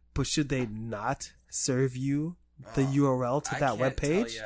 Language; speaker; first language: English; native; English